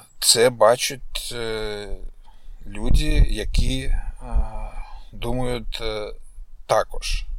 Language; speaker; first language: Ukrainian; non-native, local second language; Russian